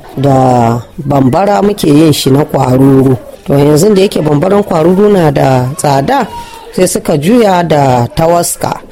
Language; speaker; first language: Hausa; non-native, local second language; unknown